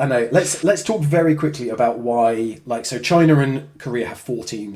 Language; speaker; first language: English; native; English